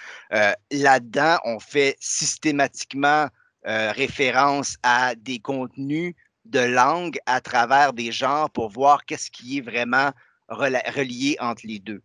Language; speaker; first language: French; native; French